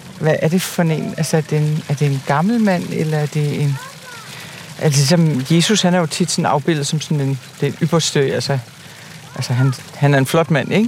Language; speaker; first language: Danish; native; Danish